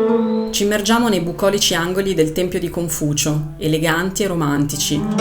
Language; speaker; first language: Italian; native; Italian